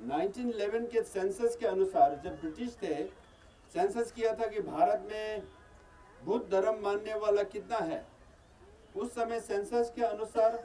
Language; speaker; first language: Hindi; non-native, learner; Tibetan